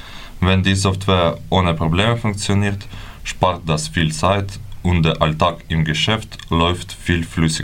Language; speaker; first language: German; non-native, learner; Ukrainian